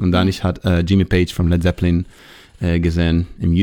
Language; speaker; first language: German; non-native, learner; Hebrew